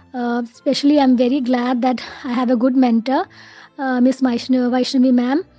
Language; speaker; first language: English; non-native, local second language; Malayalam